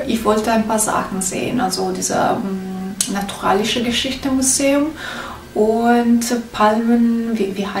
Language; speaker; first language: German; non-native, learner; Italian